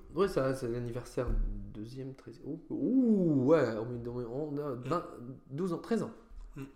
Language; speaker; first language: French; non-native, fluent; Arabic